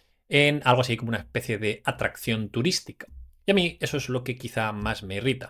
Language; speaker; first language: Spanish; native; Spanish